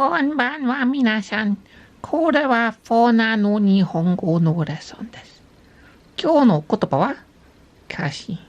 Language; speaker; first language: Japanese; non-native, learner; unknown